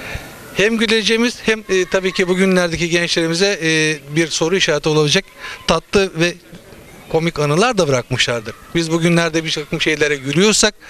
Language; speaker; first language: Turkish; native; Turkish